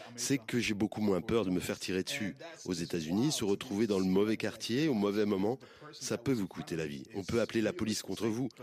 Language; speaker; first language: French; non-native, fluent; English